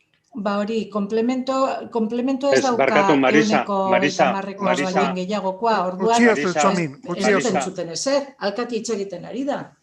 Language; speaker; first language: Basque; non-native, local second language; Spanish